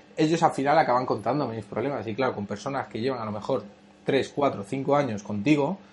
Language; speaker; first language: Spanish; native; Spanish